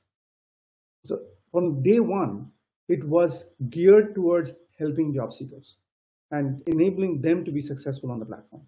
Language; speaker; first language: English; non-native, local second language; Bangla